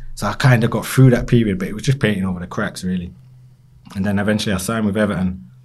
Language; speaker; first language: English; native; English